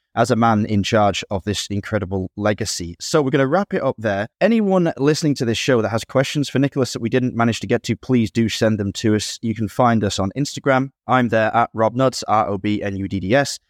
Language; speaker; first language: English; native; English